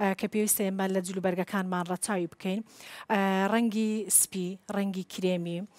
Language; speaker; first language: Central Kurdish; non-native, local second language; Kurdish